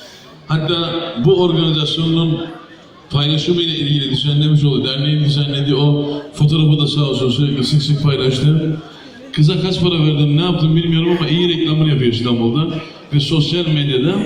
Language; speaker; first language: Turkish; native; Turkish